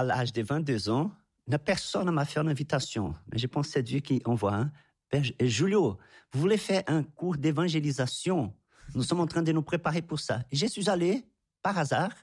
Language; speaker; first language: French; non-native, fluent; Portuguese